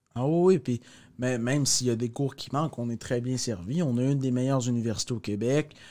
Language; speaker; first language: French; native; French